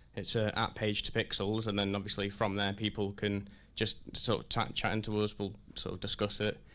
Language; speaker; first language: English; native; English